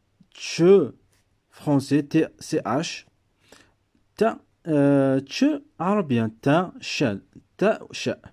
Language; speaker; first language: French; non-native, local second language; Berber languages